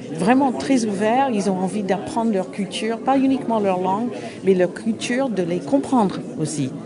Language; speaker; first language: French; non-native, fluent; English